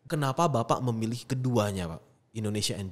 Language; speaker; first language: Indonesian; native; Indonesian